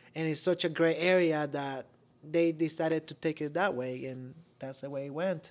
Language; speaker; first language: English; non-native, fluent; Spanish